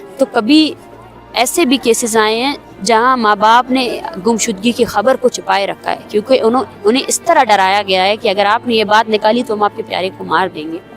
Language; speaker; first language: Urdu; non-native, local second language; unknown